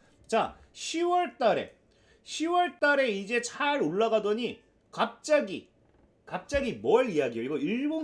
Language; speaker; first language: Korean; native; Korean